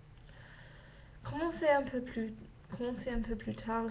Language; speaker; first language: French; non-native, learner; English